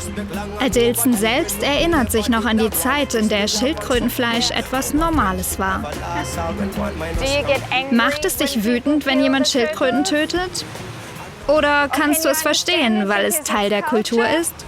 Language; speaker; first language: German; native; German